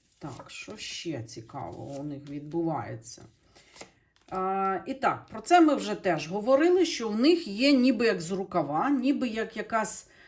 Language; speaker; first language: Ukrainian; non-native, local second language; Russian